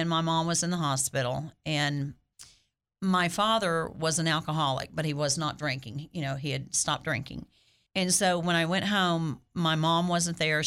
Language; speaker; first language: English; native; English